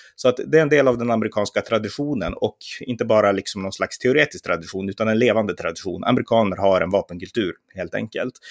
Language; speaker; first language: Swedish; native; Swedish